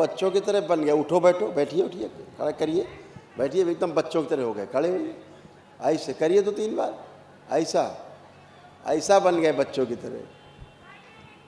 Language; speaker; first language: Hindi; native; Hindi